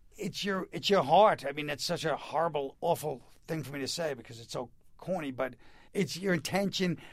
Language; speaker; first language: English; native; English